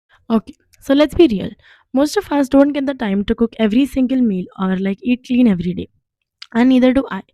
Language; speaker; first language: English; non-native, local second language; Hindi